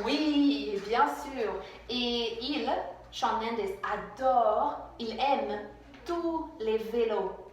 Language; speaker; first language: French; non-native, fluent; English